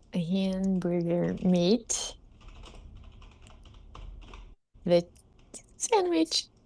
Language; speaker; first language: English; non-native, learner; Portuguese